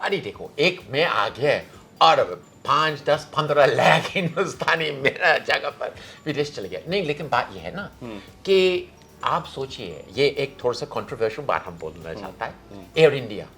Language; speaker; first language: Hindi; non-native, fluent; English